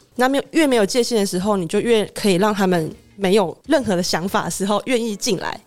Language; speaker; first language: Chinese; native; Chinese